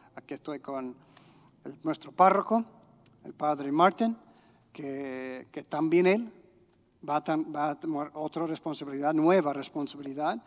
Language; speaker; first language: Spanish; non-native, fluent; English